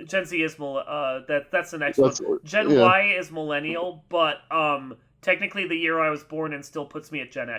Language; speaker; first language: English; native; English